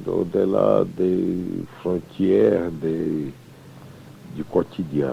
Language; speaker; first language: French; non-native, fluent; Portuguese